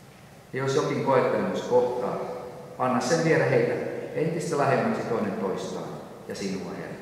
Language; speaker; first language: Finnish; native; Finnish